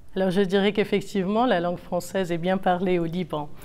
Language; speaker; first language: French; non-native, local second language; Arabic